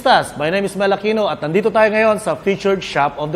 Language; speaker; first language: Filipino; native; Filipino